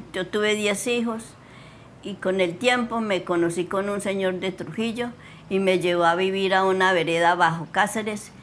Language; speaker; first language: Spanish; native; Spanish